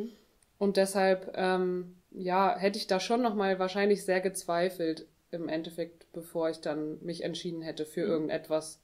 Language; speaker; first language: German; native; German